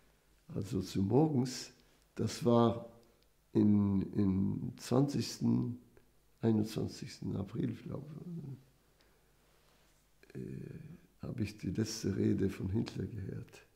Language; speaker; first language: German; non-native, fluent; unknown